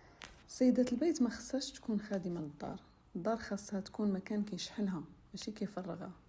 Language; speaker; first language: Arabic; native; Arabic